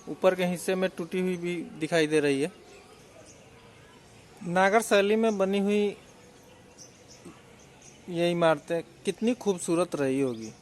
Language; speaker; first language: Hindi; native; Hindi